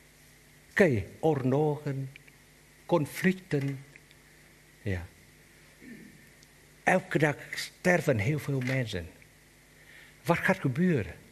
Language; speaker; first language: Dutch; non-native, learner; Vietnamese